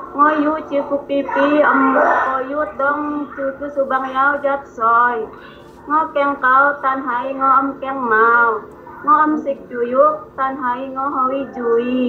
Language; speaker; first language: Cantonese; non-native, learner; Indonesian